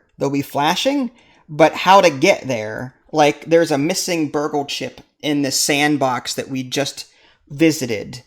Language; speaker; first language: English; native; English